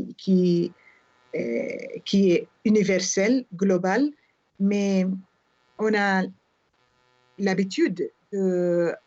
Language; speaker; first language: French; non-native, fluent; Arabic